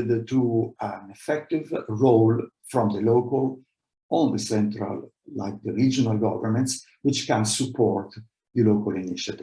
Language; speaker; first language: English; non-native, fluent; Italian